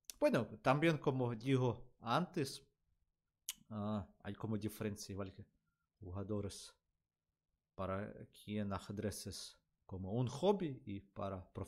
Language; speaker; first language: Spanish; non-native, learner; Russian